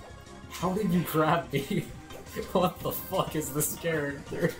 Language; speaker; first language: English; native; English